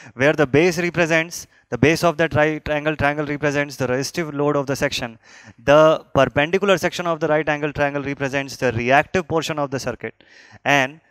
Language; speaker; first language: Hindi; native; Hindi